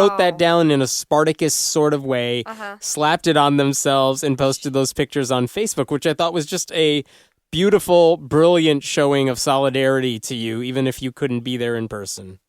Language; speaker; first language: English; native; English